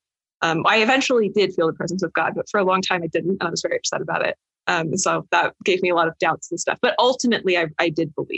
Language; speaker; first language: English; native; English